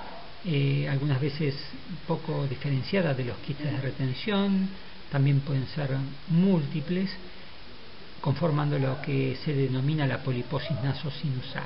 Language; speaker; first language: Spanish; native; Spanish